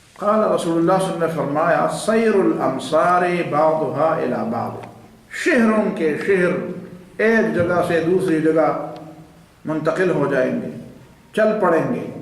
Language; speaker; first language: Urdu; non-native, local second language; Pashto